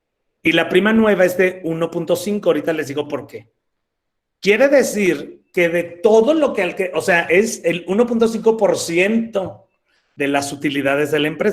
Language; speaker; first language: Spanish; native; Spanish